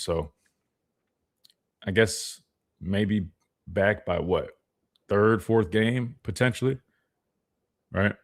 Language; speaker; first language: English; native; English